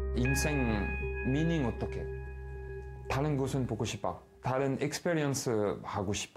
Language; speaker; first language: Korean; non-native, learner; French